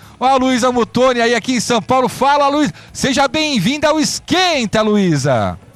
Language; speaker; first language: Portuguese; native; Portuguese